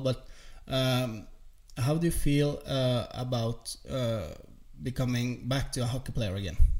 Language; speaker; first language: English; non-native, learner; Norwegian